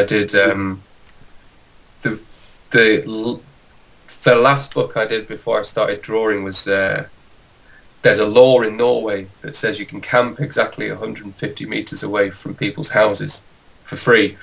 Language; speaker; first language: English; native; English